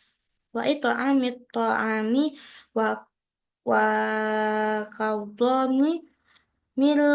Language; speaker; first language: Arabic; non-native, learner; Indonesian